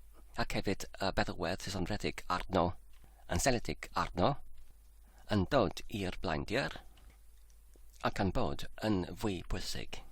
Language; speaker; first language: Welsh; non-native, learner; English